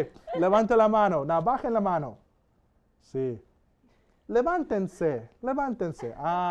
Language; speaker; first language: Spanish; non-native, fluent; English